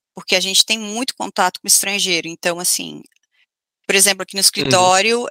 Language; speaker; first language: Portuguese; native; Portuguese